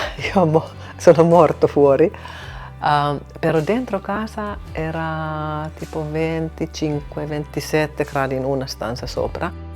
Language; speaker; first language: Italian; non-native, learner; Finnish